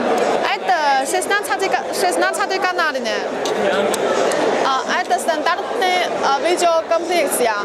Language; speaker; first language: Russian; non-native, learner; Chinese